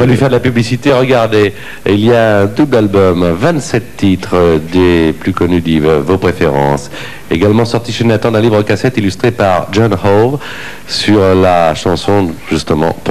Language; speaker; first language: French; native; French